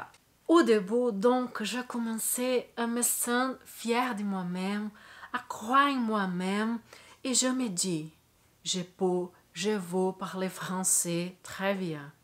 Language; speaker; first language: French; non-native, learner; Portuguese